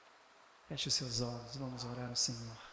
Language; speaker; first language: Portuguese; native; Portuguese